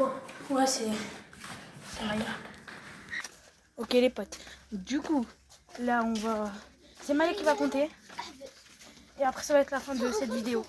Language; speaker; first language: French; native; French